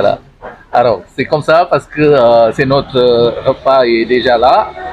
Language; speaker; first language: French; non-native, learner; Indonesian